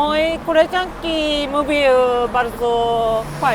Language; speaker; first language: Polish; non-native, learner; Japanese